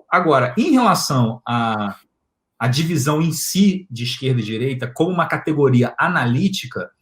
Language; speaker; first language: Portuguese; native; Portuguese